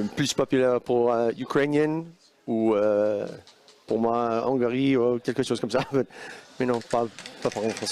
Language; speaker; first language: French; non-native, learner; English